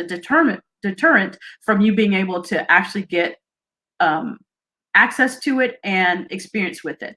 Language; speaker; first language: English; native; English